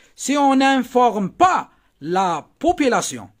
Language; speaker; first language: French; non-native, local second language; Arabic